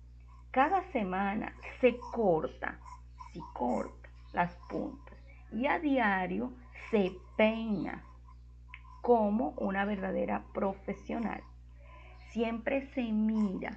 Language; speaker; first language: Spanish; non-native, fluent; Portuguese